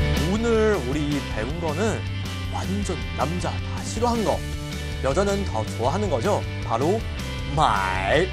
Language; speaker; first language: Korean; non-native, learner; Chinese